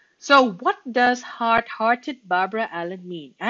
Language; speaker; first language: English; non-native, fluent; Thai